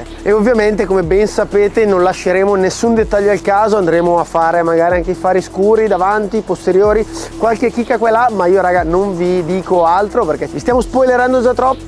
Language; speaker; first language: Italian; native; Italian